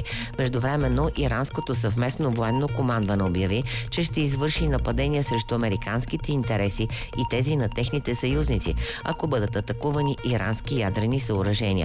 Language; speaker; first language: Bulgarian; native; Bulgarian